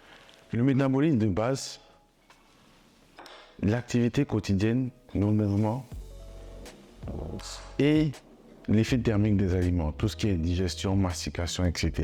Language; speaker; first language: French; native; French